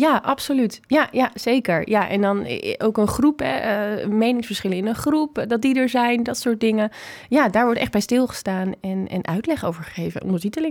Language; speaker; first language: Dutch; native; Dutch